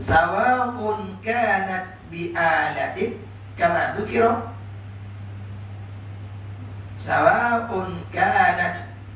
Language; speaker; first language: Arabic; non-native, fluent; Malay